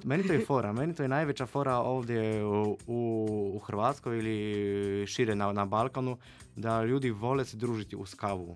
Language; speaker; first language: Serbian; non-native, fluent; Polish